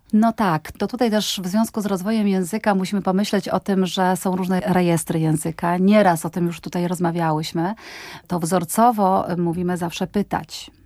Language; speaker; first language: Polish; native; Polish